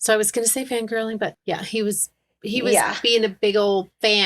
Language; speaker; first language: English; native; English